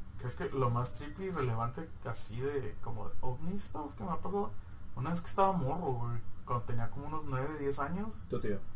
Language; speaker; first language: Spanish; native; Spanish